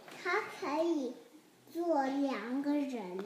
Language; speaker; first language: Chinese; early bilingual, heritage; Chinese